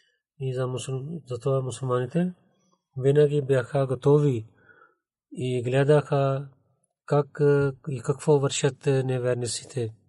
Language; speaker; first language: Bulgarian; non-native, learner; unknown